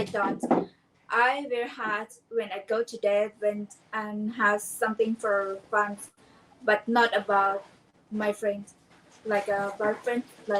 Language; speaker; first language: English; non-native, learner; Thai